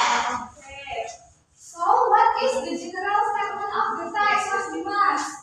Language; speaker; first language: English; non-native, learner; Indonesian